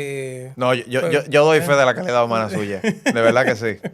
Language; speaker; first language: Spanish; native; Spanish